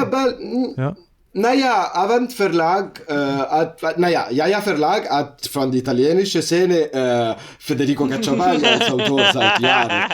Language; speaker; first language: German; non-native, learner; Italian